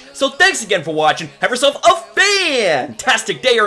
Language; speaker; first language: English; native; English